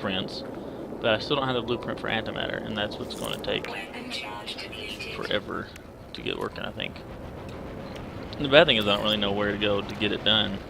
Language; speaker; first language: English; native; English